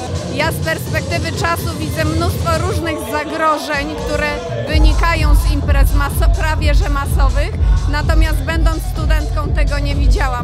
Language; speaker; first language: Polish; native; Polish